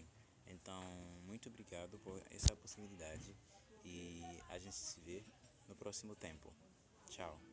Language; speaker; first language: Portuguese; non-native, fluent; Haitian Creole